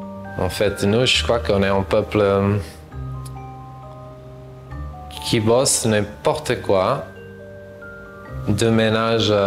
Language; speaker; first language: French; non-native, fluent; Portuguese